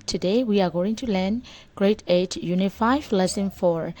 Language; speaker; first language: English; non-native, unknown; Burmese